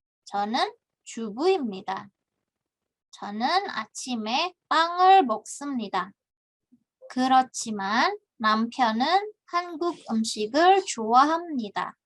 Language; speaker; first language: Korean; non-native, fluent; Indonesian